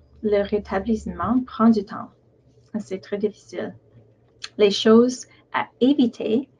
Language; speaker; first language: French; non-native, local second language; English